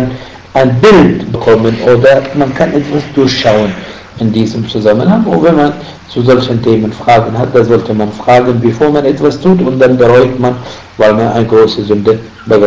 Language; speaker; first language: German; non-native, fluent; Arabic